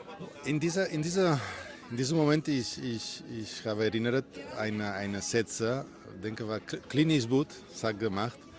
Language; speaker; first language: German; non-native, learner; Spanish